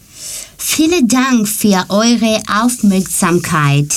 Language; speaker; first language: German; non-native, learner; Greek